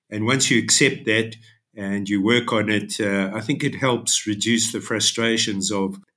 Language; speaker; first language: English; native; English